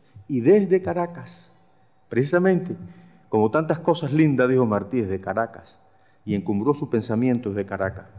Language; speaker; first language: Spanish; native; Spanish